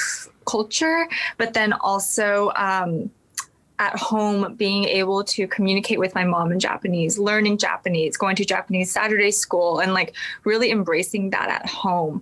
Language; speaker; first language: English; native; English